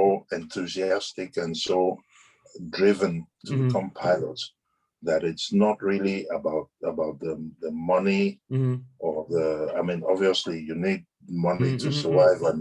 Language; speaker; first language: English; non-native, local second language; Yoruba